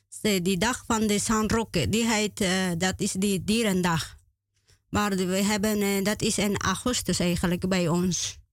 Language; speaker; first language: Dutch; non-native, learner; Spanish